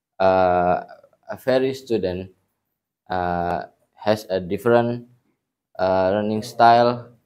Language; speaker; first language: English; non-native, learner; Indonesian